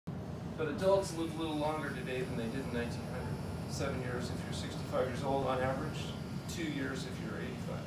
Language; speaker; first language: English; native; English